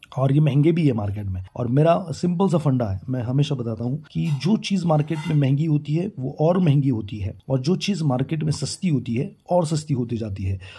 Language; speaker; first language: Hindi; non-native, local second language; Marathi